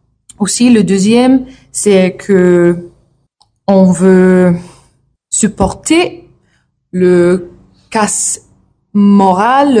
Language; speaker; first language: French; non-native, learner; English